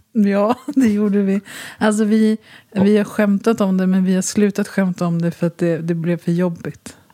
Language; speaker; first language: Swedish; native; Swedish